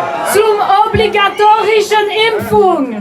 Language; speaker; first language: German; non-native, local second language; French